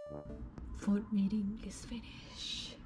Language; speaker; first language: English; non-native, fluent; Lao